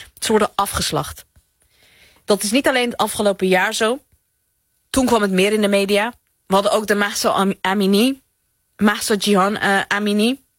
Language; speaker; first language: Dutch; early bilingual, other home language; Persian